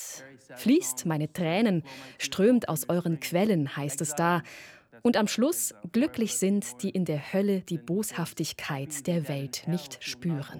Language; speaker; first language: German; native; German